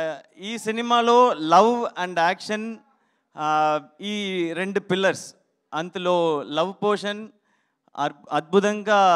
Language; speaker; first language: Telugu; non-native, learner; Tamil